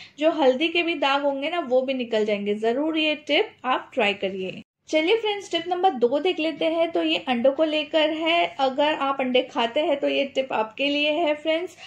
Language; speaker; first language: Hindi; non-native, local second language; Gujarati